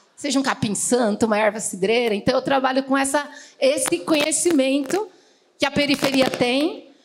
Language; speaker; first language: Portuguese; native; Portuguese